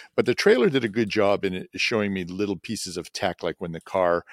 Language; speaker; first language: English; native; English